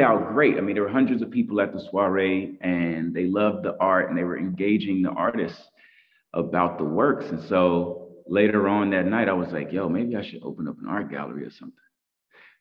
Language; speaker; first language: English; native; English